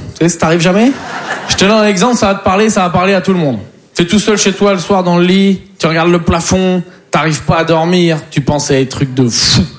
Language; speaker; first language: French; native; French